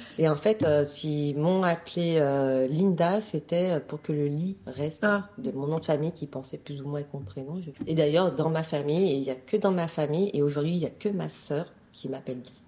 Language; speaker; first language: French; native; French